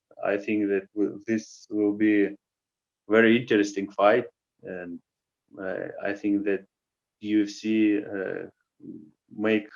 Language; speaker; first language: English; non-native, learner; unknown